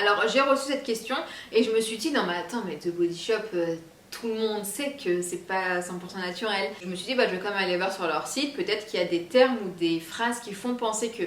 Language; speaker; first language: French; native; French